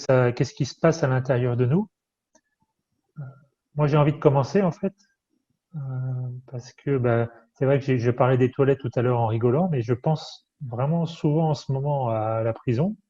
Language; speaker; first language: French; native; French